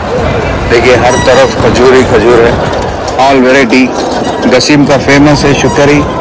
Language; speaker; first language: Hindi; native; Hindi